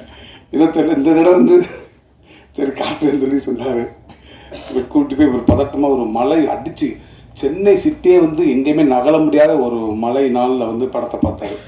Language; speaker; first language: Tamil; native; Tamil